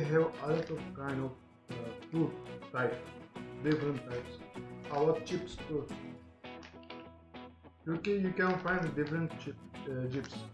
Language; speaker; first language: English; non-native, learner; Turkish